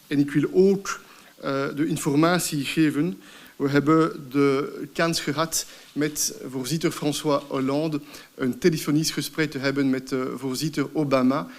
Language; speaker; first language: Dutch; non-native, local second language; French